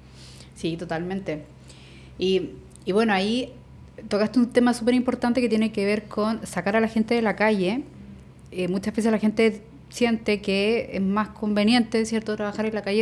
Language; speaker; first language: Spanish; native; Spanish